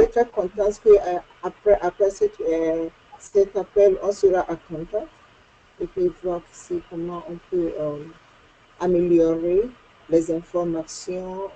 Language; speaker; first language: French; non-native, fluent; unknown